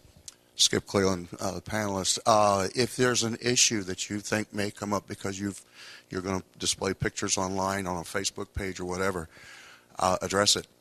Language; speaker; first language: English; native; English